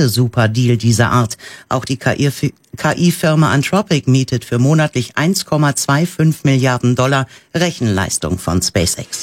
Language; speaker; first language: German; native; German